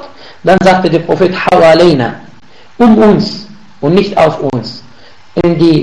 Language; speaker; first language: German; non-native, learner; Arabic